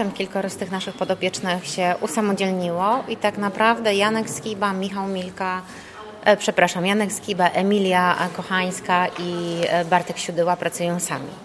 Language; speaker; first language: Polish; native; Polish